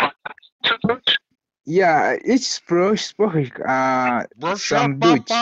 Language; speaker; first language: German; non-native, learner; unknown